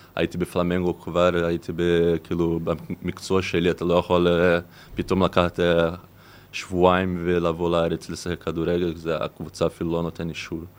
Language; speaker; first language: Hebrew; non-native, fluent; Portuguese